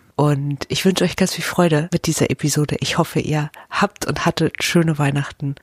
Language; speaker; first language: German; native; German